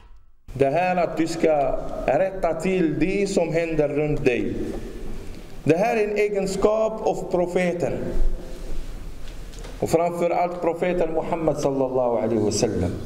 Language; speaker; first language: Swedish; non-native, fluent; Arabic